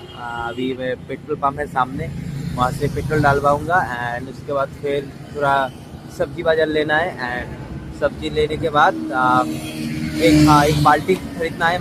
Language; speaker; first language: Hindi; non-native, local second language; Bangla